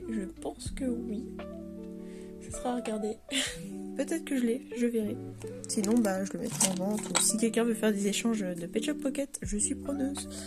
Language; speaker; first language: French; native; French